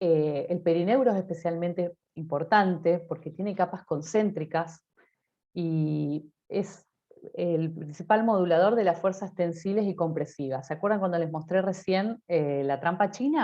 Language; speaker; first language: Spanish; native; Spanish